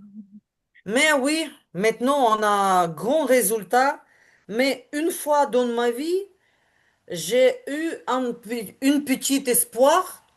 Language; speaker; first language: French; non-native, learner; Ukrainian